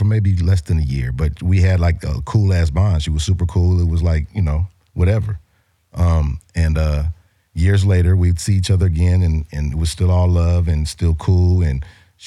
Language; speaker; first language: English; native; English